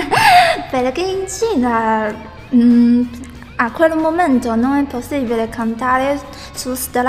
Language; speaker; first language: Italian; non-native, learner; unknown